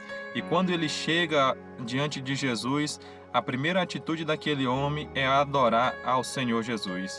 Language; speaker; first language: Portuguese; native; Portuguese